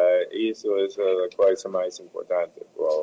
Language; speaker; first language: Portuguese; non-native, fluent; English